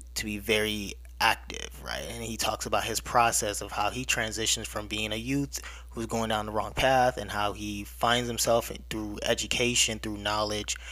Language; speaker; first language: English; early bilingual, other home language; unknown